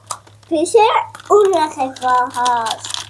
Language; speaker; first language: Persian; non-native, learner; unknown